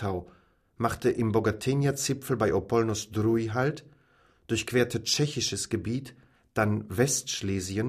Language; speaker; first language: German; native; German